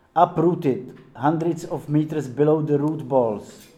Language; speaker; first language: English; non-native, fluent; Czech